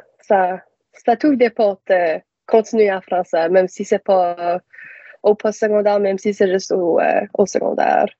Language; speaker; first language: French; non-native, local second language; English